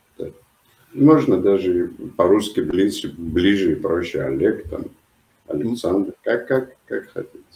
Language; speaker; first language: Russian; non-native, local second language; Georgian